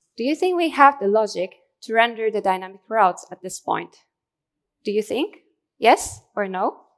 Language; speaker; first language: English; non-native, fluent; Japanese